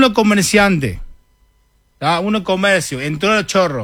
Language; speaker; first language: Spanish; non-native, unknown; Chinese